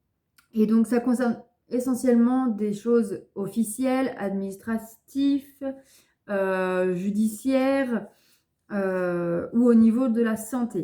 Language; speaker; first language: French; native; French